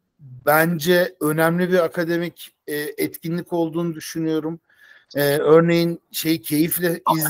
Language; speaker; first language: Turkish; native; Turkish